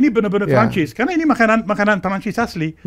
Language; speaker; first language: Indonesian; non-native, fluent; French